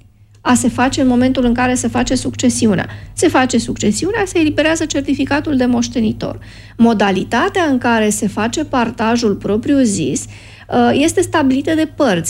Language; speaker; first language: Romanian; native; Romanian